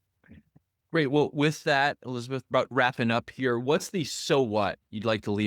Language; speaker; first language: English; native; English